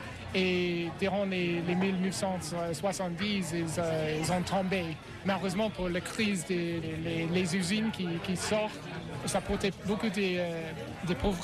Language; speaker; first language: French; non-native, fluent; English